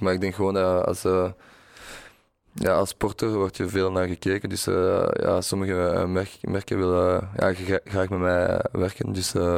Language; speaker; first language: Dutch; non-native, local second language; French